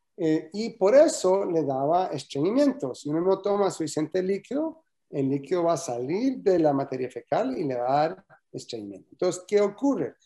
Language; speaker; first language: Spanish; early bilingual, heritage; Spanish